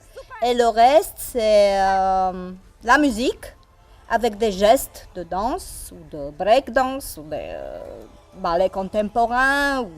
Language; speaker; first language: French; non-native, fluent; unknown